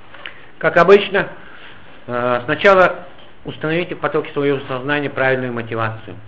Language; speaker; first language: Russian; native; Russian